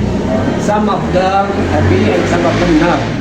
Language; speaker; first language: English; non-native, learner; Indonesian